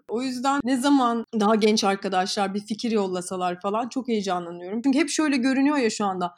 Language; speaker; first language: Turkish; native; Turkish